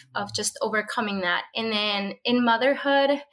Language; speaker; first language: English; early bilingual, other home language; Spanish